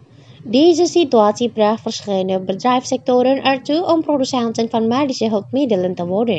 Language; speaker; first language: Dutch; non-native, fluent; Indonesian